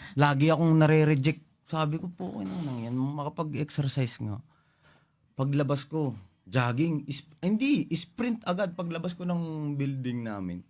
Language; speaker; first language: Filipino; non-native, local second language; Pampanga